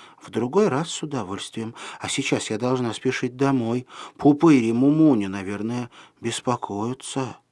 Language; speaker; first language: Russian; native; Russian